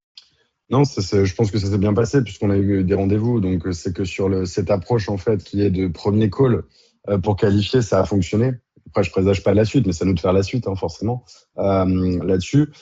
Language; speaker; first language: French; native; French